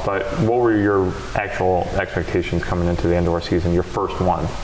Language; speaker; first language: English; native; English